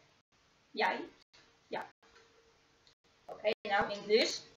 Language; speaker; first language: English; non-native, learner; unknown